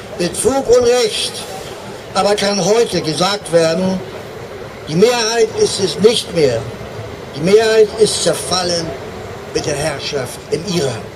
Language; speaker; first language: German; native; German